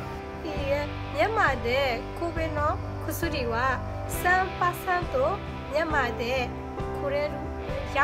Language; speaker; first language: Japanese; non-native, learner; Burmese